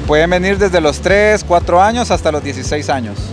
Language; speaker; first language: Spanish; native; Spanish